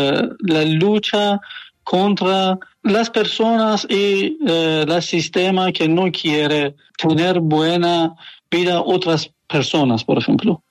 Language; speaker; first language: Spanish; non-native, learner; Persian